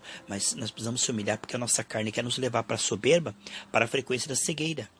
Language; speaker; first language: Portuguese; native; Portuguese